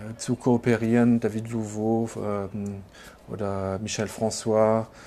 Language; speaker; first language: German; non-native, local second language; French